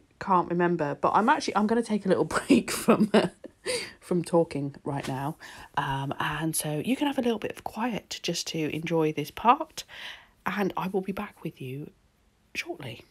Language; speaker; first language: English; native; English